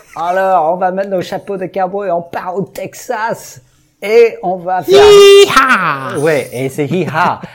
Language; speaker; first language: French; non-native, fluent; English